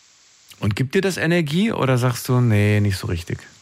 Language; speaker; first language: German; native; German